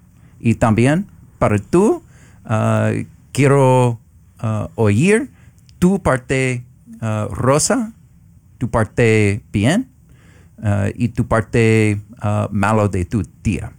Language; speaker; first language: Spanish; non-native, learner; English